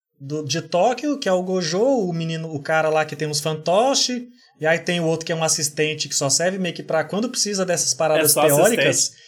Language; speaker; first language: Portuguese; native; Portuguese